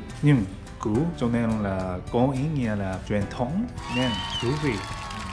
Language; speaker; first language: Vietnamese; non-native, learner; Japanese